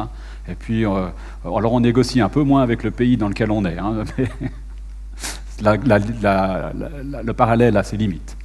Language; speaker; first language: French; native; French